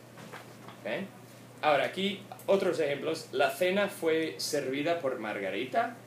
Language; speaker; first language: Spanish; non-native, fluent; English